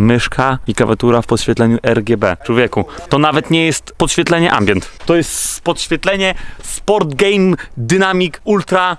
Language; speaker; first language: Polish; native; Polish